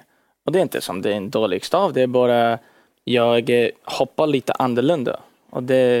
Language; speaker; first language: Swedish; early bilingual, heritage; English